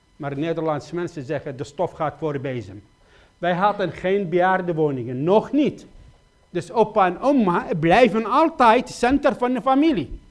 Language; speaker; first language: Dutch; non-native, fluent; Kurdish